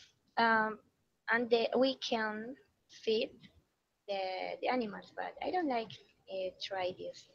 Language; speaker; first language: English; non-native, learner; Spanish